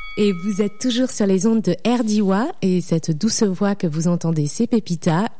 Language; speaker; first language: French; native; French